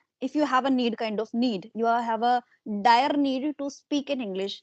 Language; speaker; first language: English; non-native, local second language; Hindi